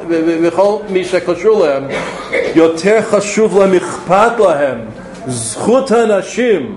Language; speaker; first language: Hebrew; non-native, fluent; English